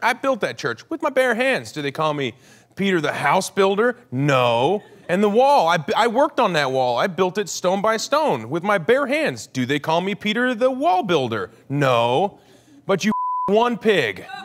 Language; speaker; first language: English; native; English